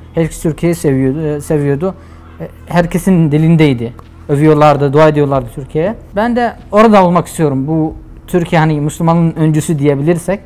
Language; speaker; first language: Turkish; non-native, fluent; Arabic